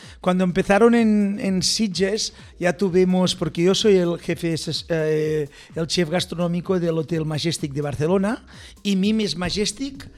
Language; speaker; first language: Spanish; non-native, local second language; Catalan